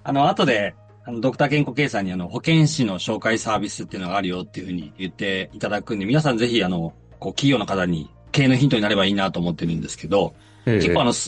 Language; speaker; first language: Japanese; native; Japanese